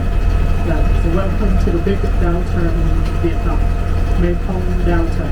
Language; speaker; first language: English; non-native, learner; Vietnamese